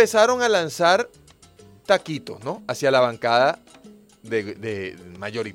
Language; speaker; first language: Spanish; native; Spanish